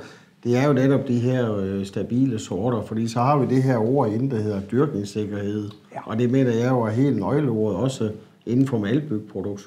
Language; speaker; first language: Danish; native; Danish